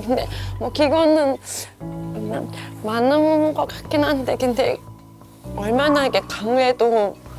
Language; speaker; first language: Korean; non-native, fluent; Mongolian